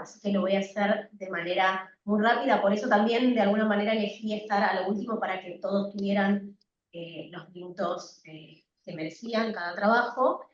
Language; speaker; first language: Spanish; native; Spanish